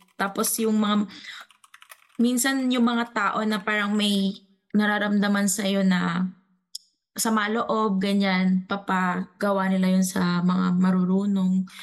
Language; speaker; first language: Filipino; non-native, local second language; Cebuano